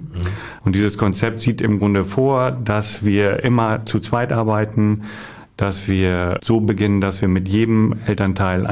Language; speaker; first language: German; native; German